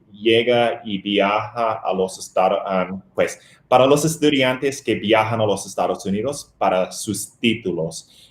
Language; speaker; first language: Spanish; non-native, fluent; English